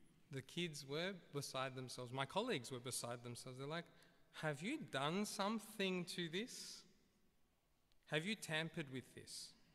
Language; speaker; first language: English; early bilingual, other home language; Greek